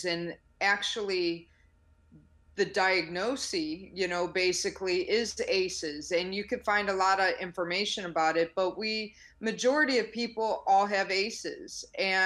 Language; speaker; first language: English; native; English